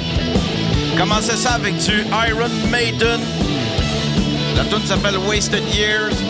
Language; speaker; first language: French; native; French